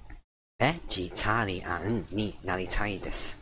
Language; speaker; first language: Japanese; non-native, learner; English